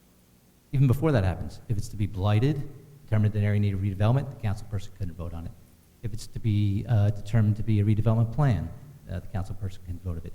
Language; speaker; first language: English; native; English